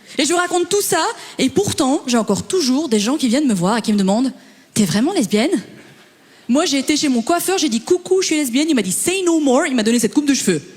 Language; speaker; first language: French; early bilingual, other home language; Persian